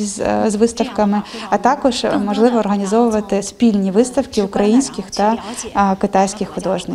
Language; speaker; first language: Ukrainian; non-native, fluent; Chinese